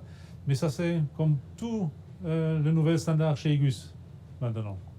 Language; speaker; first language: French; non-native, fluent; German